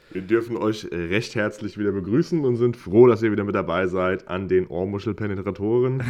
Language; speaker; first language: German; native; German